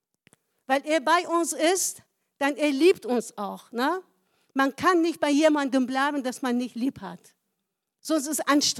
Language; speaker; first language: German; non-native, fluent; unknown